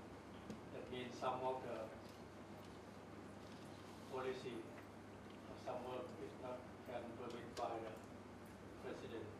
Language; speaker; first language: English; non-native, learner; Thai